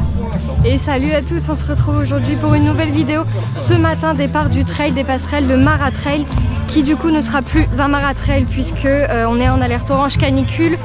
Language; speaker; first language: French; native; French